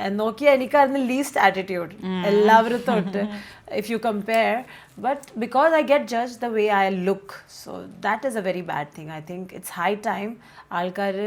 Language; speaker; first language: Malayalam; early bilingual, heritage; Malayalam